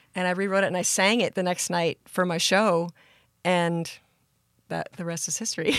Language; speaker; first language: English; native; English